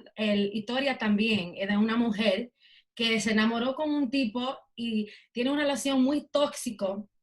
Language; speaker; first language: Spanish; early bilingual, other home language; English